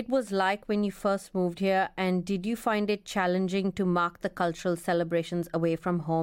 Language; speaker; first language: English; non-native, local second language; Bangla